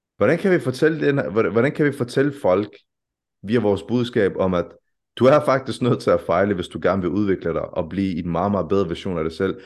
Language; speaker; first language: Danish; early bilingual, other home language; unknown